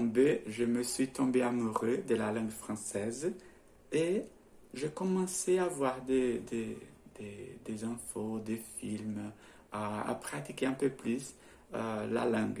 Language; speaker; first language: French; non-native, learner; Portuguese